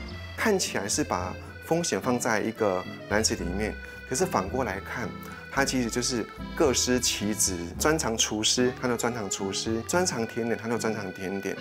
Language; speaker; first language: Chinese; native; Chinese